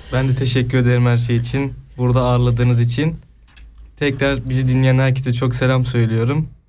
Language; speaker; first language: Turkish; native; Turkish